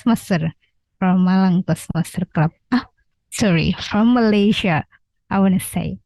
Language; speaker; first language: English; non-native, learner; Indonesian